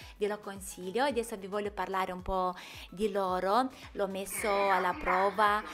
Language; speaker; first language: Italian; non-native, fluent; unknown